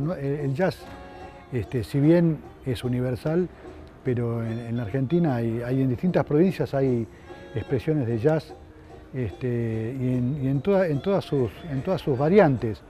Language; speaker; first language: Spanish; native; Spanish